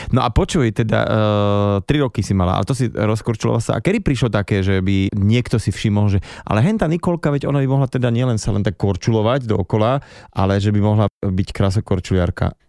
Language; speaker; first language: Slovak; native; Slovak